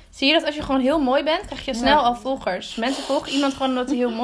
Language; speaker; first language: Dutch; native; Dutch